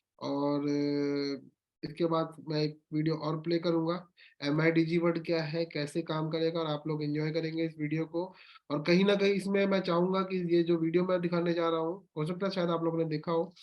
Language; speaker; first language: Hindi; native; Hindi